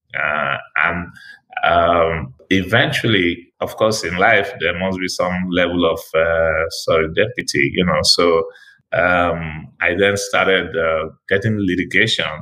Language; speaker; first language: English; non-native, local second language; Igbo